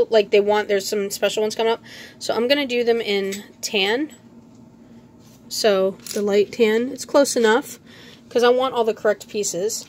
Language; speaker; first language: English; native; English